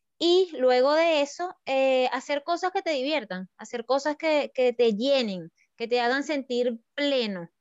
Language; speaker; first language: Spanish; native; Spanish